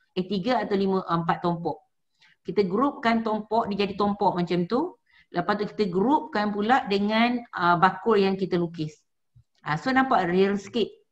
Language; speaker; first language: Malay; native; Malay